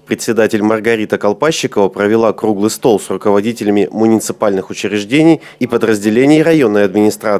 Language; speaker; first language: Russian; native; Russian